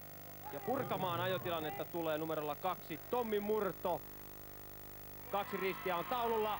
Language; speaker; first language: Finnish; native; Finnish